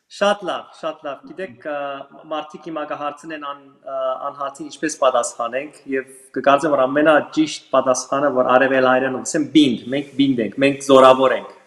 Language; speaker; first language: Armenian; early bilingual, heritage; Armenian